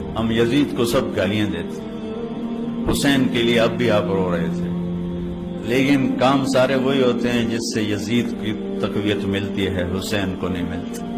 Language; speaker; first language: Urdu; non-native, local second language; Punjabi